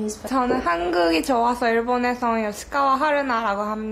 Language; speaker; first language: Korean; non-native, learner; Japanese